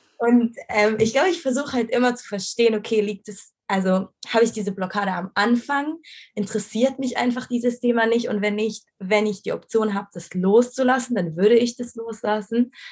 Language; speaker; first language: German; non-native, fluent; Arabic